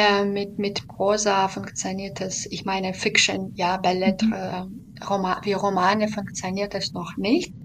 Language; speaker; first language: German; non-native, fluent; Belarusian